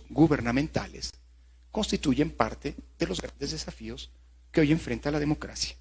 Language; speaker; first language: Spanish; native; Spanish